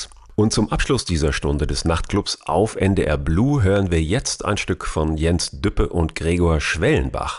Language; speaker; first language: German; native; German